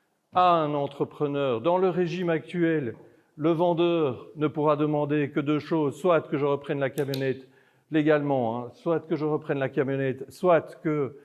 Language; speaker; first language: French; native; French